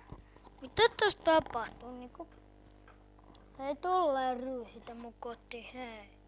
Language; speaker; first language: Finnish; native; Finnish